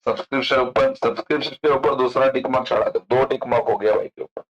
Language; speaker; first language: Hindi; non-native, local second language; Marathi